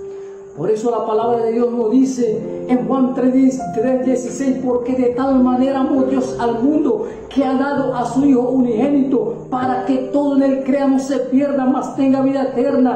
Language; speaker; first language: Spanish; native; Spanish